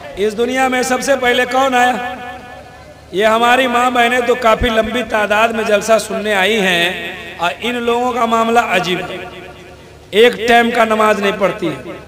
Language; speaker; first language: Hindi; native; Hindi